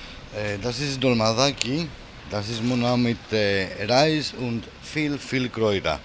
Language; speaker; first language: German; non-native, learner; Greek